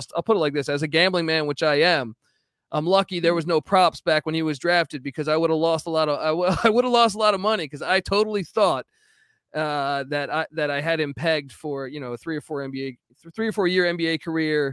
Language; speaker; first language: English; native; English